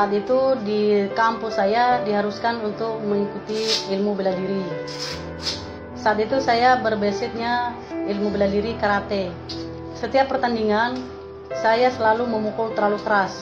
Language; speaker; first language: Indonesian; non-native, local second language; Nias